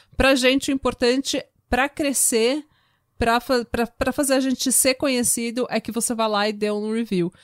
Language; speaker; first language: Portuguese; native; Portuguese